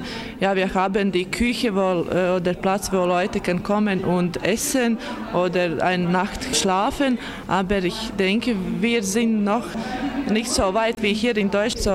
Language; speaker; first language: German; non-native, learner; Latvian